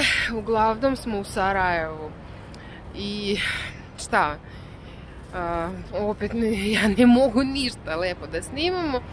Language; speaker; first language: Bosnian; non-native, learner; Russian